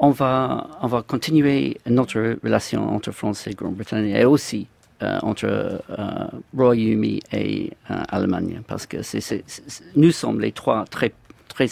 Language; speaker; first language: French; non-native, fluent; English